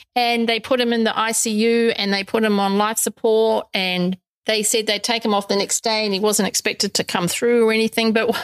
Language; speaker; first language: English; native; English